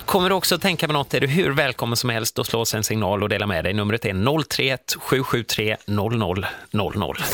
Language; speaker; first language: Swedish; native; Swedish